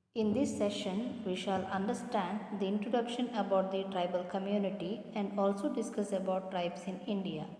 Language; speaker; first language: English; non-native, local second language; Kannada